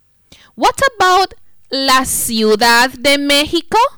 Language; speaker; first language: Spanish; non-native, fluent; English